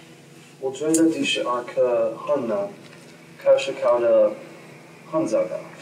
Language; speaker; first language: Chinese; non-native, learner; English